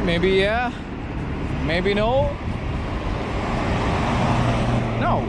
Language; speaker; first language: English; non-native, local second language; Malayalam